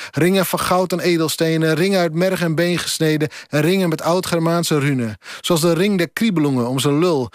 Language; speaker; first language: Dutch; non-native, local second language; Western Frisian